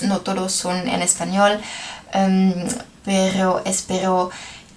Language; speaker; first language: Spanish; non-native, learner; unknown